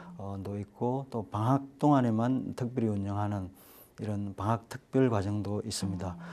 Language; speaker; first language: Korean; native; Korean